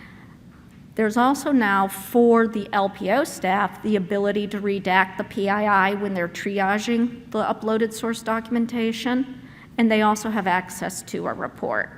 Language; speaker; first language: English; native; English